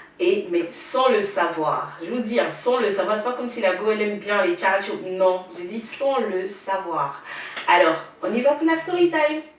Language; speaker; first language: French; native; French